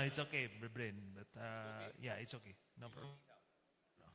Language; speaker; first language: English; non-native, learner; Indonesian